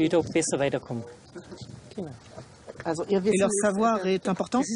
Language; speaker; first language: French; native; French